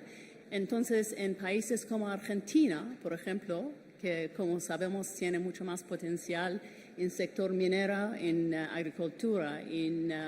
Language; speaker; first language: Spanish; non-native, fluent; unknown